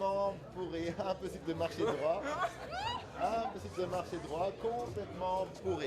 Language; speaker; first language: French; native; French